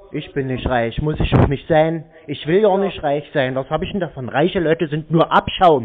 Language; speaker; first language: German; native; German